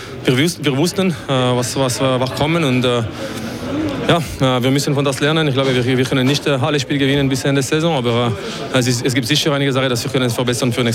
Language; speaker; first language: German; non-native, local second language; French